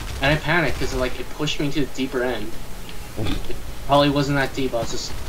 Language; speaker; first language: English; native; English